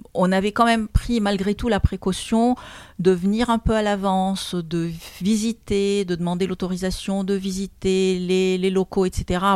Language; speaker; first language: French; non-native, local second language; Arabic